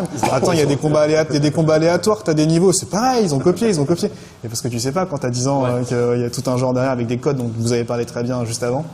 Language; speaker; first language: French; native; French